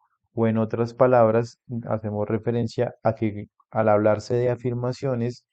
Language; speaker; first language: Spanish; native; Spanish